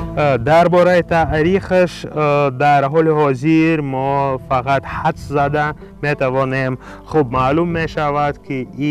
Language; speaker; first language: Persian; non-native, fluent; Russian